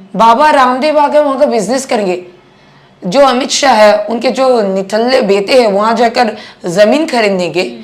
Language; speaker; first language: Hindi; non-native, local second language; Assamese